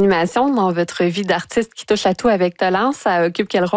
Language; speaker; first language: French; native; French